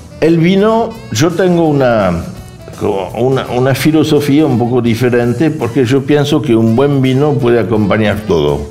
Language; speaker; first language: Spanish; non-native, fluent; French